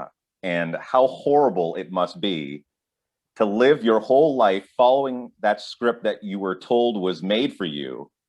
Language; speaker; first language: English; native; English